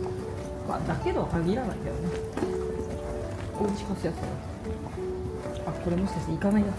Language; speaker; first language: Japanese; native; Japanese